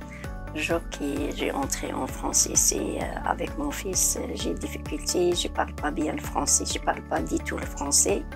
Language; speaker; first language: French; non-native, learner; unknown